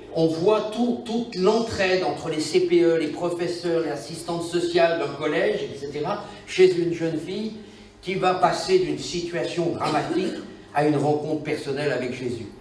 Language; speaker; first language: French; native; French